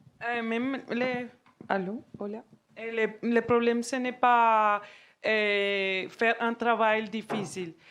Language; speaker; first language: French; non-native, fluent; Spanish